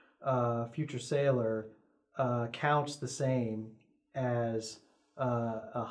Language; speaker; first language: English; native; English